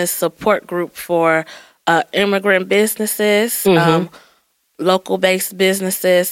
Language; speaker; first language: English; native; English